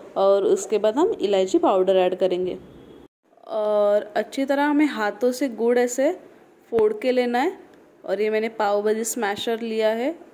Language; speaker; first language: Hindi; non-native, local second language; Marathi